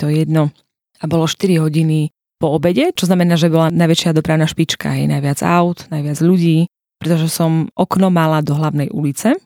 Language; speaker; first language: Slovak; native; Slovak